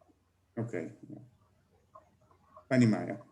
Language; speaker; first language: Russian; non-native, learner; Dutch